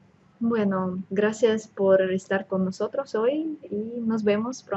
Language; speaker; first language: Spanish; non-native, fluent; Russian